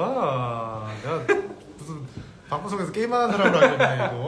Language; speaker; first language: Korean; native; Korean